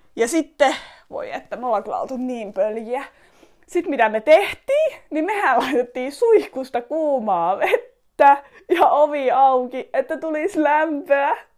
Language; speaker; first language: Finnish; early bilingual, other home language; Estonian